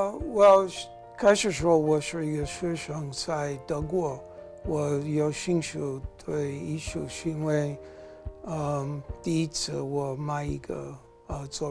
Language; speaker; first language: Chinese; non-native, learner; English